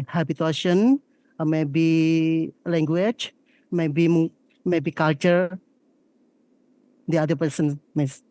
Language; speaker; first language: English; non-native, learner; Indonesian